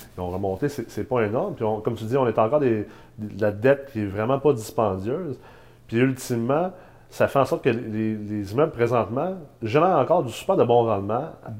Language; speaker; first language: French; native; French